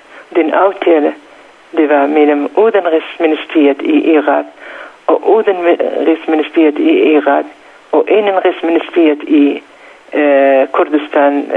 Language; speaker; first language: Danish; non-native, learner; Central Kurdish